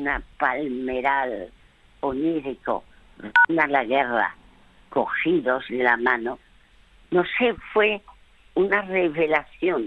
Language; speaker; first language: Spanish; early bilingual, other home language; French